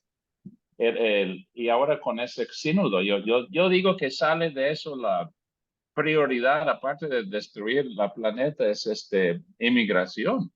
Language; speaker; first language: Spanish; native; Spanish